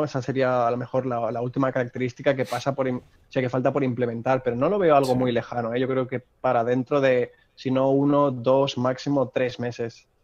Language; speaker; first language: Spanish; native; Spanish